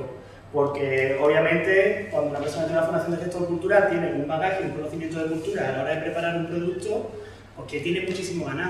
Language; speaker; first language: Spanish; native; Spanish